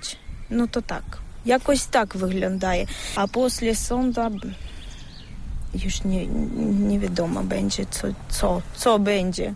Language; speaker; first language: Polish; non-native, learner; Ukrainian